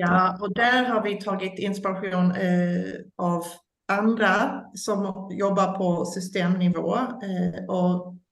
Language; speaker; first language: Swedish; non-native, fluent; English